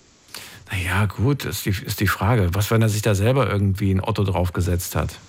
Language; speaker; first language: German; native; German